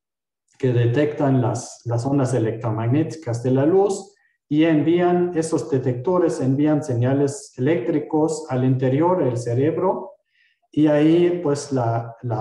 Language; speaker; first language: Spanish; non-native, fluent; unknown